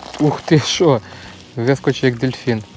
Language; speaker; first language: Ukrainian; native; Ukrainian